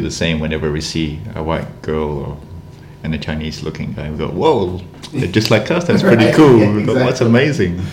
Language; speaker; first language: English; native; English